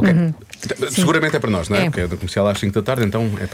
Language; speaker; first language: Portuguese; native; Portuguese